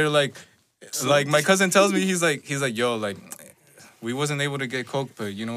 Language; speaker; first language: English; non-native, fluent; Spanish